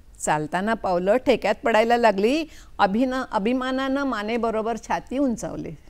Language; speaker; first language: Marathi; non-native, local second language; Kannada